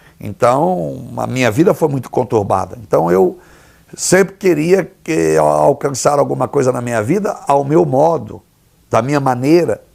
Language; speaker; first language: Portuguese; native; Portuguese